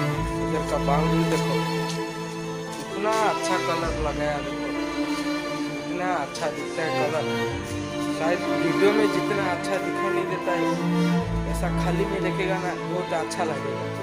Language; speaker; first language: Hindi; non-native, local second language; Odia